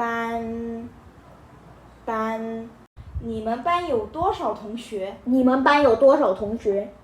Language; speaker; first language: Chinese; non-native, learner; Korean